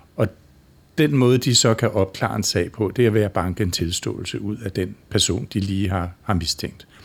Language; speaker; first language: Danish; native; Danish